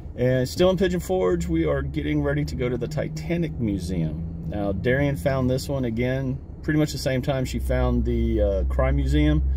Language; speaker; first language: English; native; English